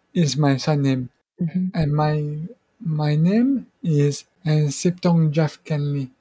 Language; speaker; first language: English; non-native, fluent; Morisyen